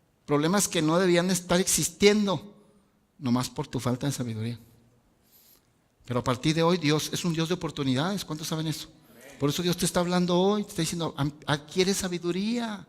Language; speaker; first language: Spanish; native; Spanish